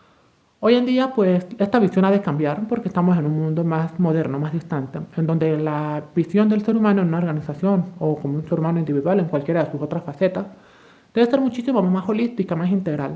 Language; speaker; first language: Spanish; native; Spanish